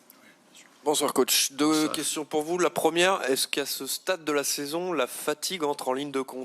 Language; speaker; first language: French; native; French